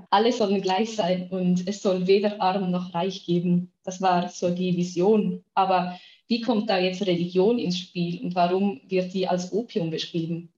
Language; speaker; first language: German; native; German